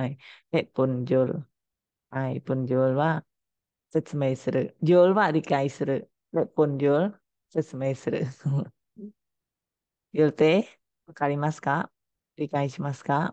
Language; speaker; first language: Japanese; non-native, fluent; Khmer